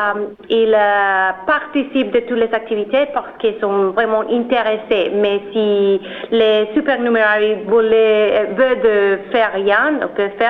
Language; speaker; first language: French; non-native, learner; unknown